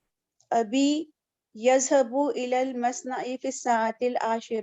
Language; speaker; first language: Arabic; non-native, learner; Urdu